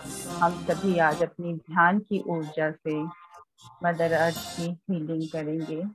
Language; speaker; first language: Hindi; native; Hindi